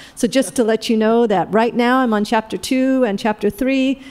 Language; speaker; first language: English; native; English